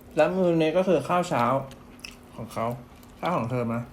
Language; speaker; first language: Thai; native; Thai